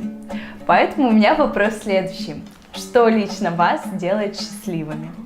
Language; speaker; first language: Russian; native; Russian